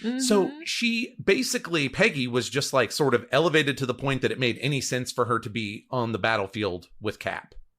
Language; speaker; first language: English; native; English